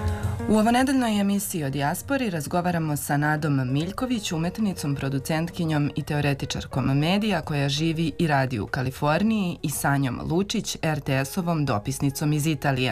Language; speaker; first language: Serbian; native; Serbian